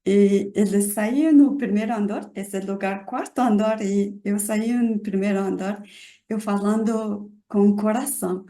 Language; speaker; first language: Portuguese; non-native, learner; Mongolian